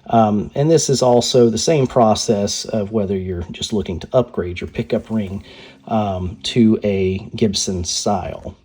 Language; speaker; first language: English; native; English